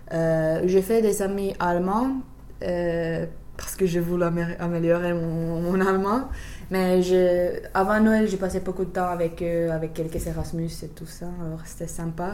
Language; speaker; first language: French; non-native, fluent; Finnish